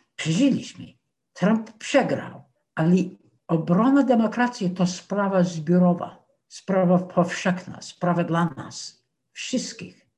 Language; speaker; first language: Polish; non-native, fluent; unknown